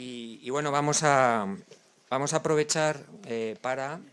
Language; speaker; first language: Spanish; native; Spanish